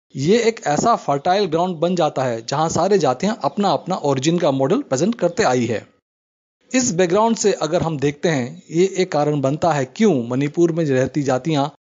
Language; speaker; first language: Hindi; native; Hindi